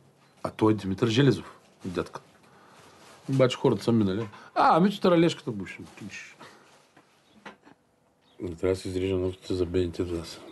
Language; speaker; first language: Bulgarian; native; Bulgarian